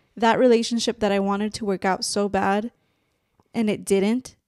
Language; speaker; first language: English; early bilingual, other home language; Spanish